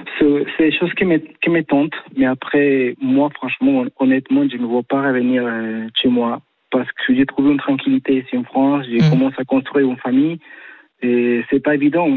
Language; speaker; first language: French; non-native, fluent; Spanish